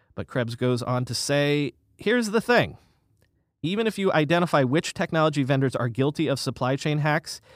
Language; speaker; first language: English; native; English